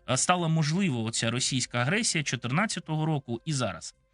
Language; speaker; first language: Ukrainian; non-native, local second language; Russian